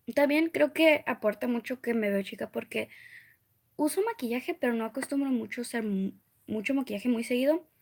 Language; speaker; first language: Spanish; early bilingual, other home language; English